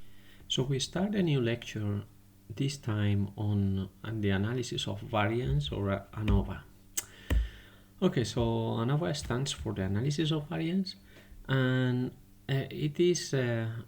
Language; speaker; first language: English; non-native, fluent; Spanish